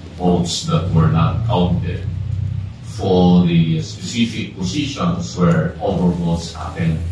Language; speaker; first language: English; non-native, local second language; Filipino